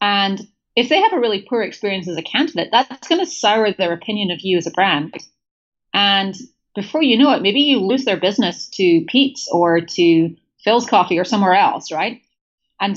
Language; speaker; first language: English; native; English